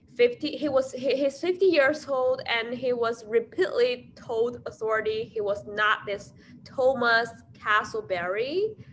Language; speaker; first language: English; non-native, fluent; Chinese